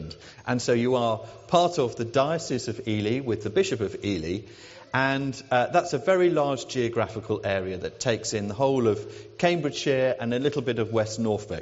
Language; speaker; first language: English; native; English